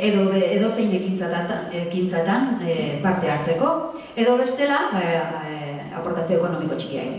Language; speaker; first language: Basque; native; Basque